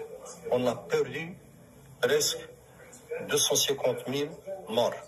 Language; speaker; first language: French; non-native, local second language; Arabic